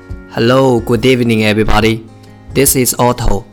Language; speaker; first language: English; non-native, fluent; Chinese